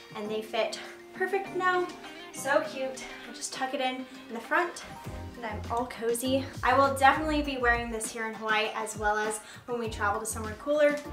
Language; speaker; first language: English; native; English